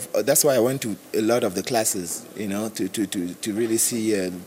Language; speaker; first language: English; non-native, local second language; French